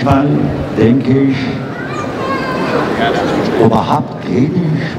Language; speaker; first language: German; non-native, learner; Persian